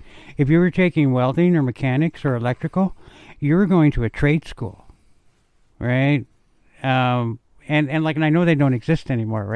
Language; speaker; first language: English; native; English